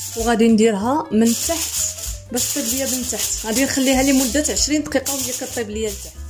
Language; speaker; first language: Arabic; native; Arabic